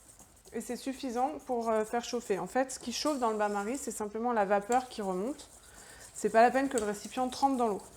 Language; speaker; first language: French; native; French